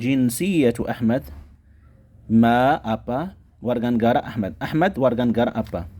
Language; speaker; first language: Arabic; non-native, fluent; Indonesian